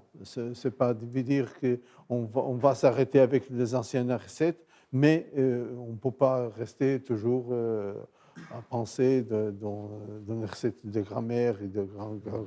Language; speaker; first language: French; non-native, fluent; Portuguese